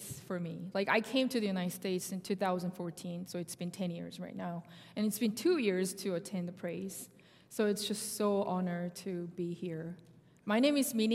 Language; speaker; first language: English; non-native, fluent; Korean